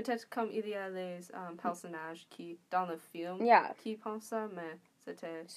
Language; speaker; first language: French; non-native, learner; English